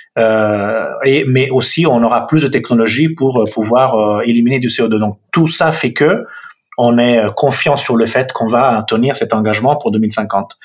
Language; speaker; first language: French; non-native, fluent; Italian